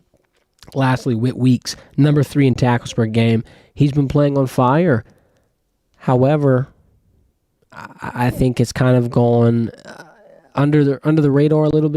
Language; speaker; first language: English; native; English